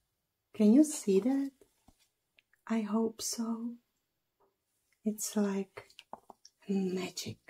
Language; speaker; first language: English; non-native, fluent; Czech